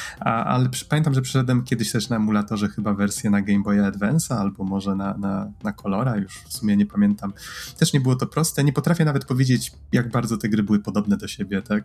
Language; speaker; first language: Polish; native; Polish